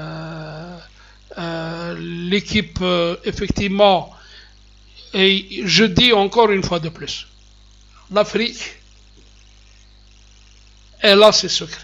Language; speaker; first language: French; non-native, local second language; Kabyle